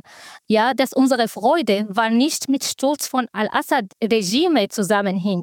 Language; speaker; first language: German; non-native, fluent; Arabic